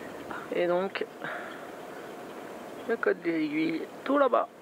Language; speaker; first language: French; native; French